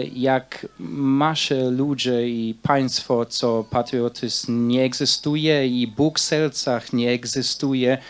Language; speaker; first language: Polish; non-native, fluent; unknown